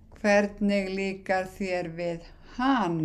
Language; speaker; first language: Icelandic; non-native, learner; Thai